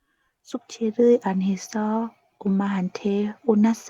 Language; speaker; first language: Korean; non-native, learner; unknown